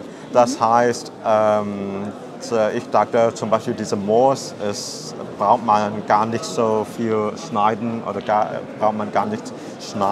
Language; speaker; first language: German; non-native, learner; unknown